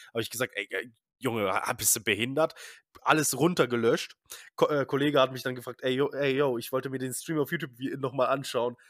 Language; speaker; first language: German; early bilingual, other home language; Polish